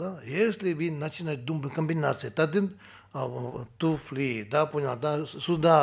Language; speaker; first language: Russian; non-native, learner; Tibetan